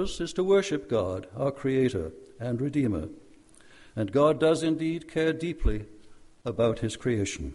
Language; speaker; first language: English; native; English